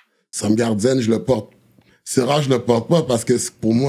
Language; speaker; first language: French; native; French